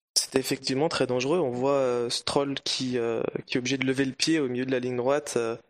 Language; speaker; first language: French; native; French